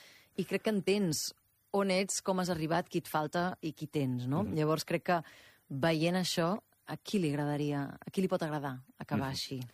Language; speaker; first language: Catalan; native; Catalan